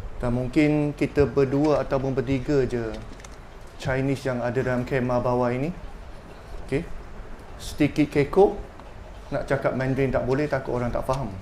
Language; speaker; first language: Malay; non-native, local second language; Chinese